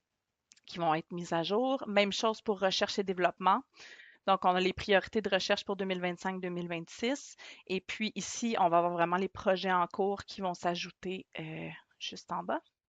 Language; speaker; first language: French; native; French